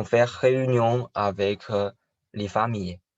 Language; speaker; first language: French; non-native, learner; Chinese